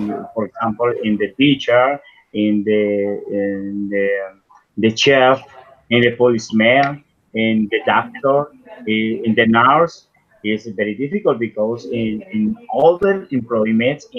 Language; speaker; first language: English; non-native, learner; Spanish